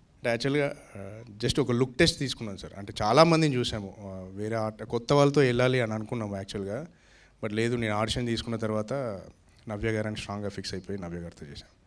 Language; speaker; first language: Telugu; native; Telugu